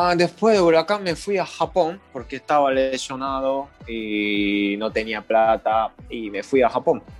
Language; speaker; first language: Spanish; non-native, learner; Japanese